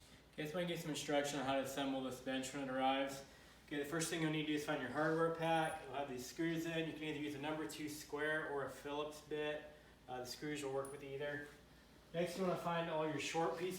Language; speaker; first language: English; native; English